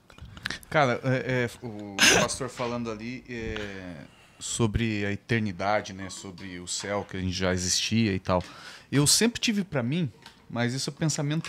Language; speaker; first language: Portuguese; native; Portuguese